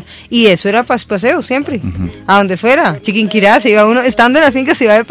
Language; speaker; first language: Spanish; native; Spanish